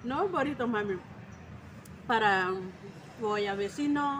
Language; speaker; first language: Spanish; non-native, learner; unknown